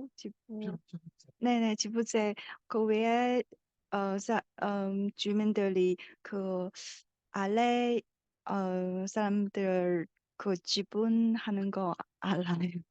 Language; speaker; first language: Korean; non-native, learner; Chinese